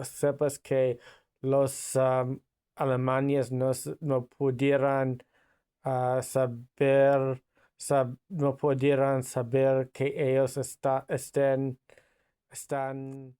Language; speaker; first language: Spanish; non-native, learner; English